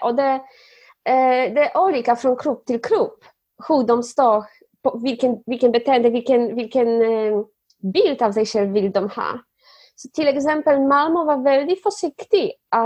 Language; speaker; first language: Swedish; non-native, fluent; Polish